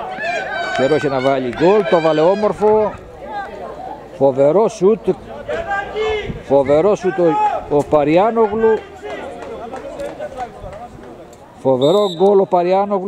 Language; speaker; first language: Greek; native; Greek